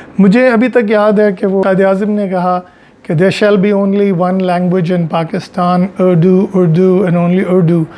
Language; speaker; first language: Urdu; non-native, local second language; Punjabi